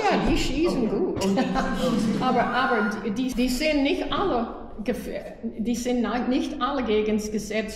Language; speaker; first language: German; early bilingual, heritage; German